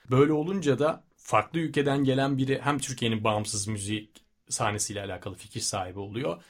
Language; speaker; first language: Turkish; native; Turkish